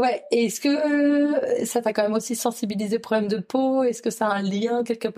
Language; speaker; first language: French; native; French